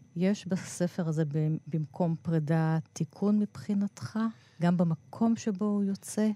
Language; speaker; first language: Hebrew; native; Hebrew